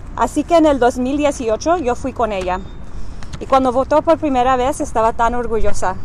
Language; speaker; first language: Spanish; early bilingual, heritage; Spanish